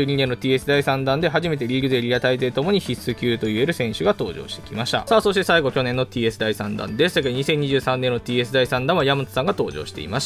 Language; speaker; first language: Japanese; native; Japanese